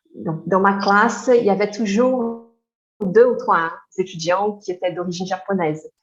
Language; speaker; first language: French; non-native, fluent; Portuguese